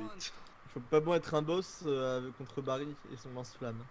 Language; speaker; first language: French; native; French